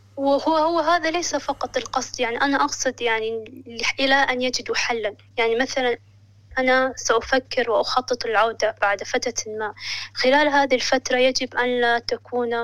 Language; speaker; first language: Arabic; non-native, local second language; Somali